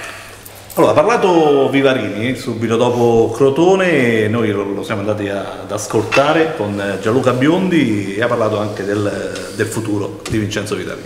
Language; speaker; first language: Italian; native; Italian